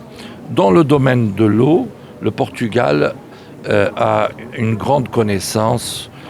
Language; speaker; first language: French; non-native, fluent; Portuguese